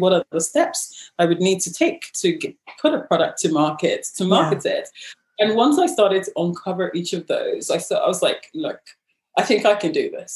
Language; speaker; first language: English; non-native, local second language; Igbo